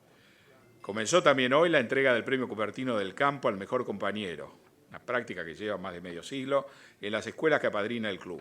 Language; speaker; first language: Spanish; native; Spanish